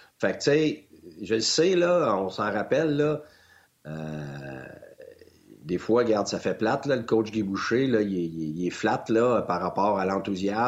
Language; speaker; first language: French; native; French